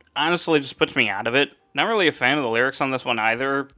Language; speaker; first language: English; native; English